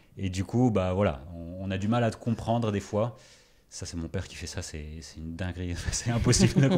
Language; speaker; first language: French; early bilingual, other home language; Greek